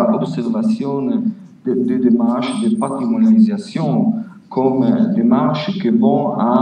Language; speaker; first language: French; non-native, fluent; Italian